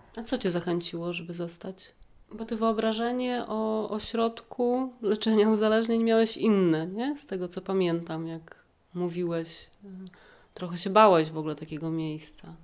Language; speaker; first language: Polish; native; Polish